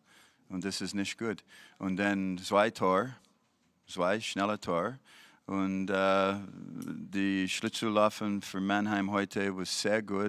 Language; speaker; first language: German; non-native, learner; English